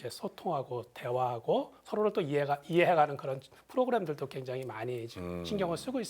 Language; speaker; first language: Korean; native; Korean